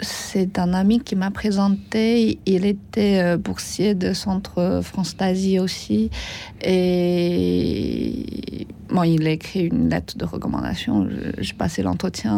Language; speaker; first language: French; non-native, learner; Chinese